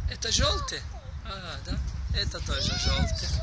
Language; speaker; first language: Russian; non-native, learner; Turkish